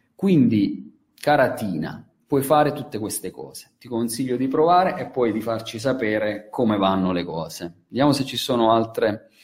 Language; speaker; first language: Italian; native; Italian